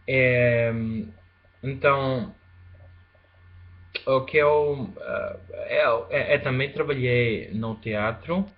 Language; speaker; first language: Portuguese; non-native, fluent; Spanish